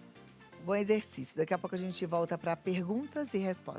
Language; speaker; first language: Portuguese; native; Portuguese